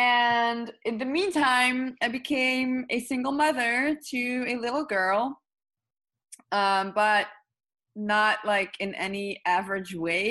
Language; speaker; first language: English; non-native, fluent; Dutch